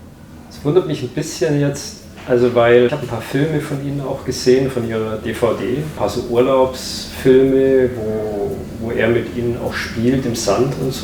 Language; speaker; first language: German; native; German